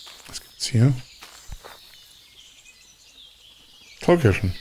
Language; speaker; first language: German; native; German